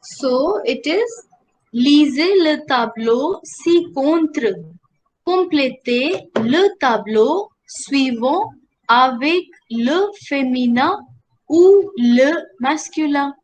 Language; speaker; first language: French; non-native, fluent; Hindi